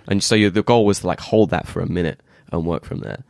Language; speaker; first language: English; native; English